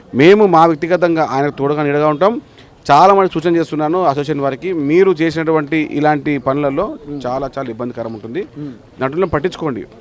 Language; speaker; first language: Telugu; native; Telugu